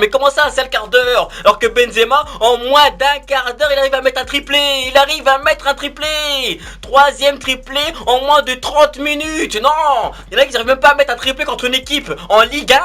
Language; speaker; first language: French; native; French